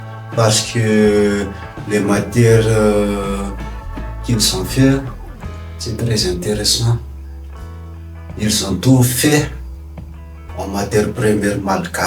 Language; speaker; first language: French; non-native, learner; Malagasy